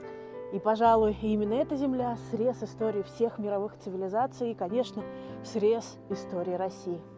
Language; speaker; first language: Russian; native; Russian